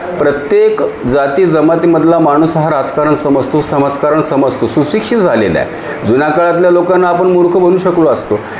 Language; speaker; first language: Marathi; native; Marathi